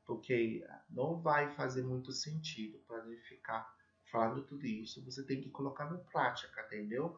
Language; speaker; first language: Portuguese; non-native, fluent; English